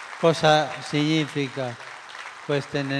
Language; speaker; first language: Italian; non-native, fluent; Spanish